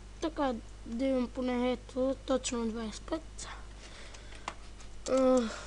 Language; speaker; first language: Bulgarian; native; Bulgarian